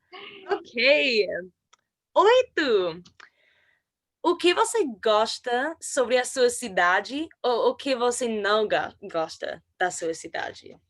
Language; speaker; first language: Portuguese; non-native, learner; English